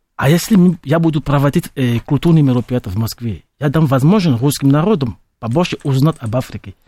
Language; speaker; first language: Russian; non-native, fluent; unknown